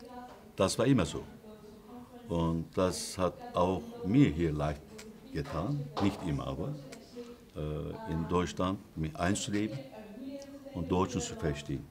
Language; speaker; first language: German; non-native, fluent; Turkish